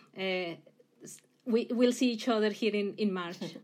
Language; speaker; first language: English; non-native, fluent; Spanish